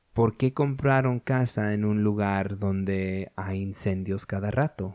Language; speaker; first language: Spanish; early bilingual, heritage; Spanish